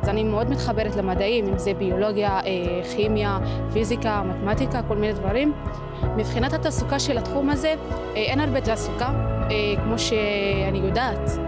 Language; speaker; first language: Hebrew; non-native, local second language; Arabic